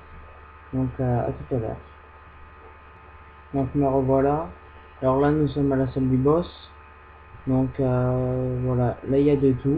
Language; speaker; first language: French; native; French